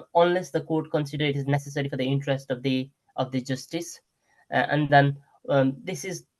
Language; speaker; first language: English; non-native, local second language; Nepali